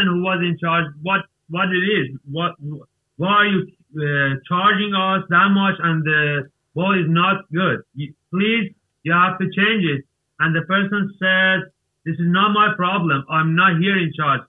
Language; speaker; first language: English; non-native, learner; Persian